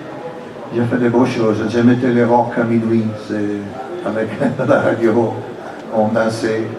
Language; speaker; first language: French; non-native, fluent; Italian